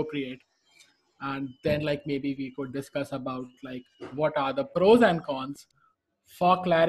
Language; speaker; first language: English; non-native, local second language; Hindi